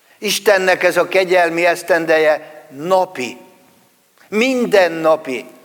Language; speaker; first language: Hungarian; native; Hungarian